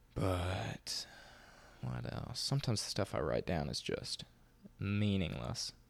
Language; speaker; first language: English; native; English